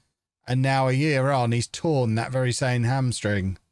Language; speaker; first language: English; native; English